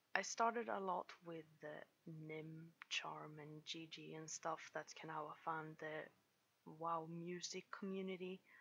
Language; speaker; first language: English; non-native, fluent; Swedish